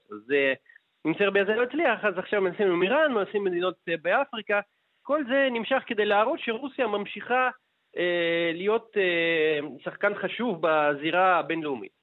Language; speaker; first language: Hebrew; non-native, fluent; Russian